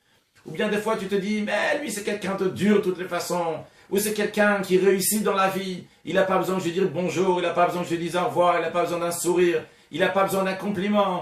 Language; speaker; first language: French; native; French